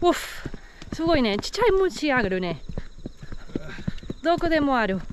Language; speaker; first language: Japanese; non-native, learner; Spanish